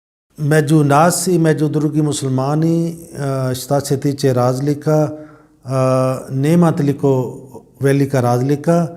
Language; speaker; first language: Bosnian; non-native, learner; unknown